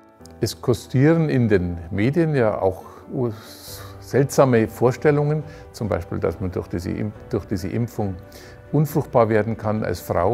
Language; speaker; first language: German; native; German